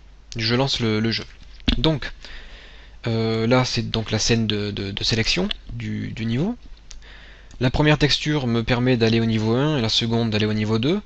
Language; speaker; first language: French; native; French